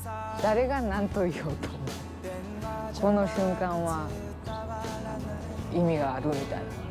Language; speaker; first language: Japanese; native; Japanese